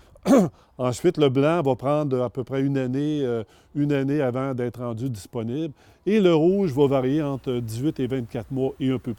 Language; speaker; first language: French; native; French